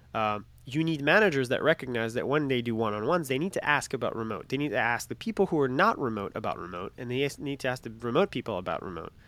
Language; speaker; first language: English; non-native, fluent; French